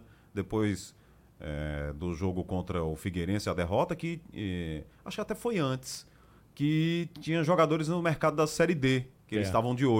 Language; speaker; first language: Portuguese; native; Portuguese